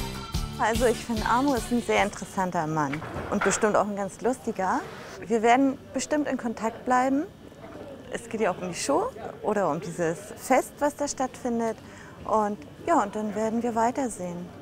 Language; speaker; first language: German; native; German